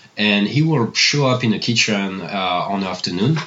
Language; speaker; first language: English; non-native, fluent; French